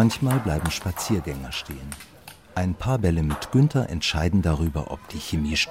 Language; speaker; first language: German; native; German